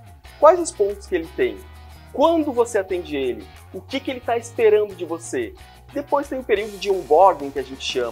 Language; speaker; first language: Portuguese; native; Portuguese